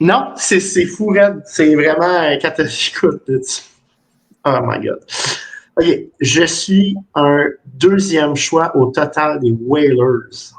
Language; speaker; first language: French; native; French